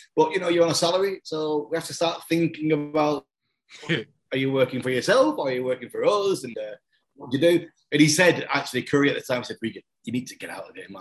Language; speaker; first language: English; native; English